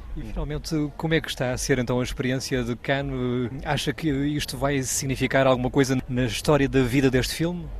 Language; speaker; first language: Portuguese; native; Portuguese